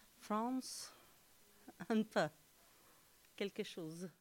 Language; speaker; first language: French; non-native, learner; Albanian